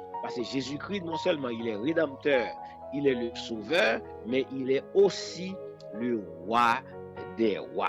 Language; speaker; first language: French; non-native, local second language; Haitian Creole